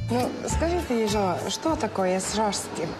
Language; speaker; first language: Russian; non-native, fluent; Finnish